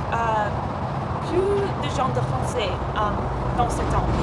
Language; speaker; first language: French; non-native, learner; English